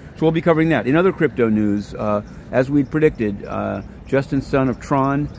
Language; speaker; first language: English; native; English